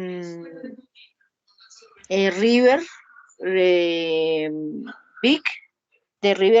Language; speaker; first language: English; non-native, learner; Spanish